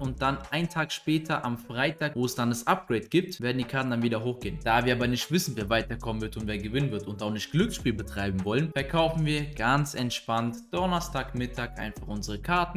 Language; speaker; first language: German; native; German